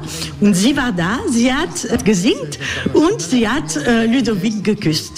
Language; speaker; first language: German; non-native, learner; French